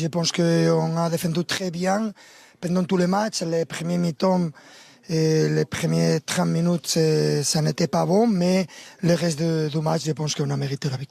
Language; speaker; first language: French; non-native, fluent; Spanish